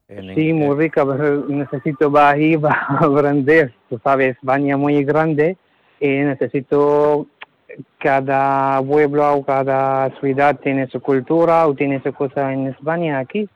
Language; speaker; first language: Spanish; non-native, learner; Arabic